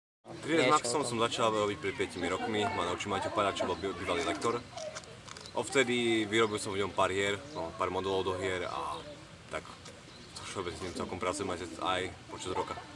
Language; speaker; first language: Slovak; native; Slovak